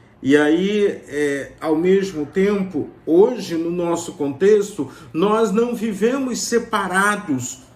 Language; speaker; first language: Portuguese; native; Portuguese